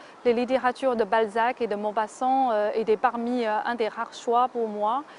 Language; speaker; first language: French; non-native, fluent; Chinese